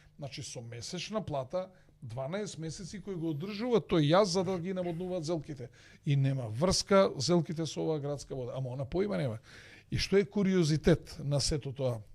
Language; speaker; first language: Macedonian; native; Macedonian